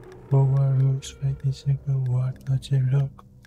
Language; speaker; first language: English; non-native, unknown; Spanish